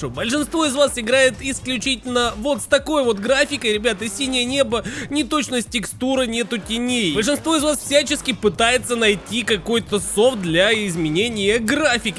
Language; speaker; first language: Russian; native; Russian